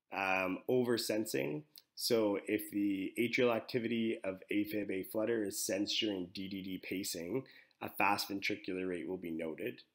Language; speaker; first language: English; native; English